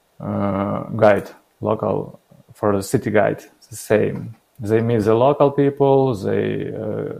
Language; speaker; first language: English; non-native, learner; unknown